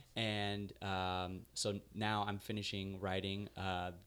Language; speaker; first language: English; native; English